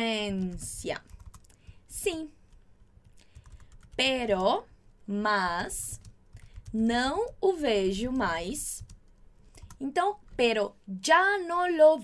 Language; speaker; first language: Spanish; non-native, fluent; Portuguese